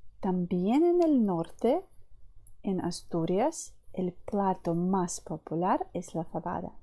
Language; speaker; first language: Spanish; non-native, fluent; Ukrainian